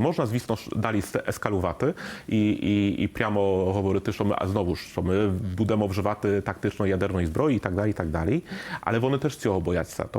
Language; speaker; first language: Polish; non-native, learner; Ukrainian